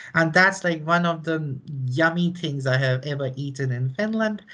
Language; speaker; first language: English; non-native, local second language; Hindi